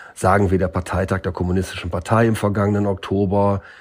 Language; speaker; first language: German; native; German